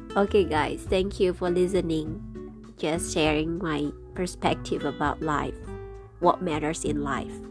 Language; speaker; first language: English; non-native, fluent; Indonesian